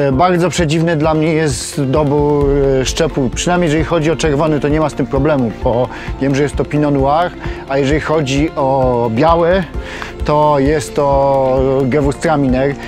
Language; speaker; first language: Polish; native; Polish